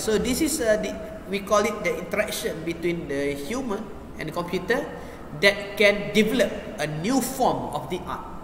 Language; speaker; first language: English; non-native, local second language; Malay